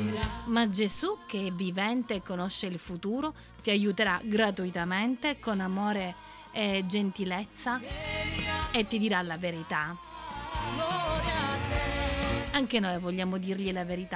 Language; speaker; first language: Italian; native; Italian